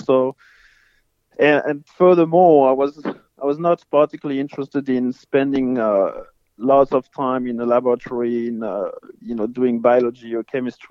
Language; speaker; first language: English; non-native, fluent; French